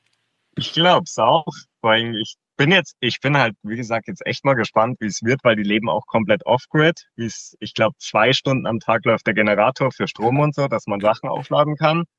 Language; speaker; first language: German; native; German